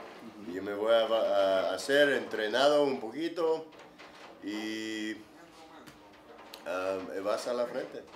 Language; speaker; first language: Spanish; non-native, learner; English